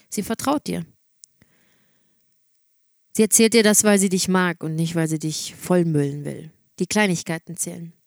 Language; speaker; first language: German; native; German